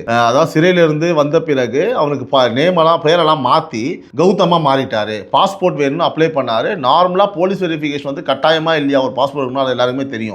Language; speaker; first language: Tamil; native; Tamil